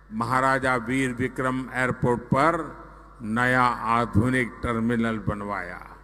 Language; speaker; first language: Hindi; non-native, local second language; Gujarati